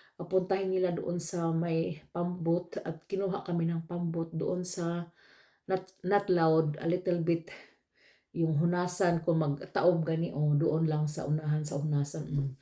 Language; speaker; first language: Filipino; non-native, local second language; Cebuano